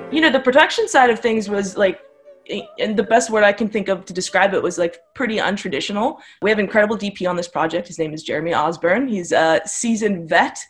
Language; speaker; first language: English; native; English